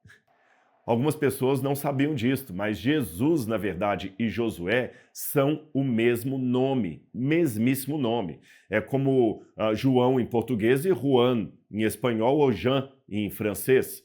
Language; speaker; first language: Portuguese; native; Portuguese